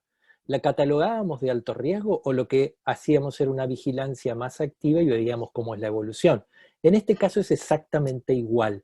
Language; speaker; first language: Spanish; native; Spanish